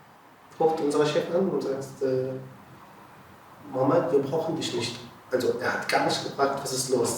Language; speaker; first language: German; non-native, learner; Arabic